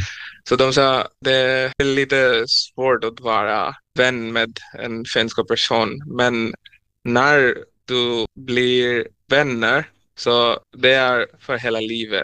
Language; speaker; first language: Swedish; non-native, fluent; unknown